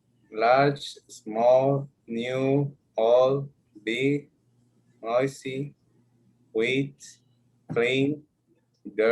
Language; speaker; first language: English; non-native, learner; Spanish